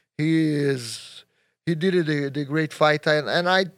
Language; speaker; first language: English; non-native, learner; Portuguese